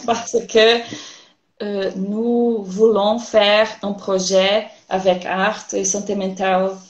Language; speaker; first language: French; non-native, learner; Portuguese